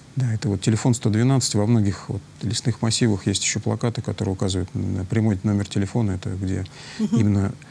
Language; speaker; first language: Russian; native; Russian